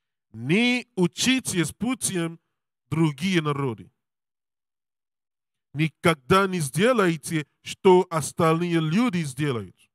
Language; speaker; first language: Russian; non-native, learner; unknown